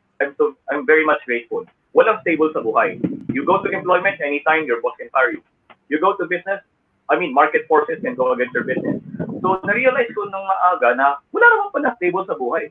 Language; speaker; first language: English; non-native, local second language; Filipino